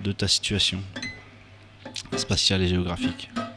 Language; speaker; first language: French; native; French